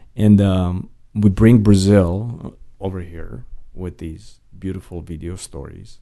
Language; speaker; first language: English; non-native, fluent; Romanian